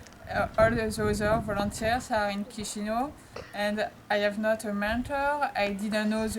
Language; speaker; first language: English; non-native, learner; French